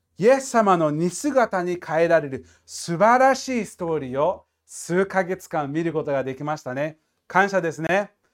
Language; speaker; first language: Japanese; non-native, fluent; English